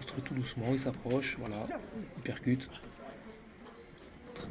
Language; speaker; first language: French; native; French